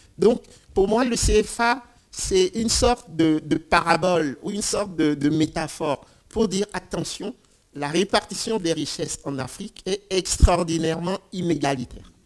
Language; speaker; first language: French; non-native, local second language; Ewe